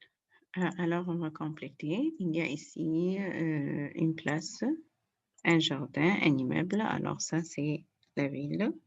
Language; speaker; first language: French; non-native, fluent; Arabic